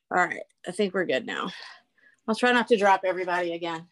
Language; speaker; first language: English; native; English